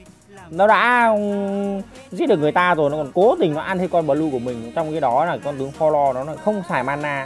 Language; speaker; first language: Vietnamese; native; Vietnamese